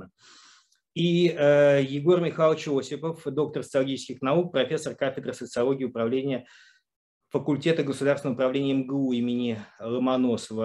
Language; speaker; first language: Russian; native; Russian